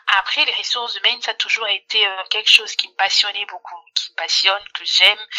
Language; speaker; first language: French; non-native, local second language; Lingala